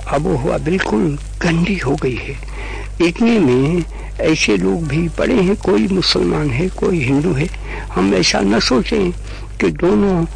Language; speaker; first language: Hindi; non-native, local second language; Gujarati